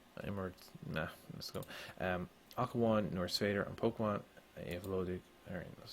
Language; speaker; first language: Irish; non-native, local second language; English